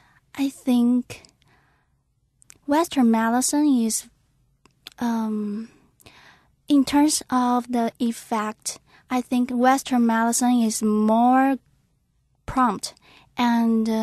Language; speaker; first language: English; non-native, learner; Chinese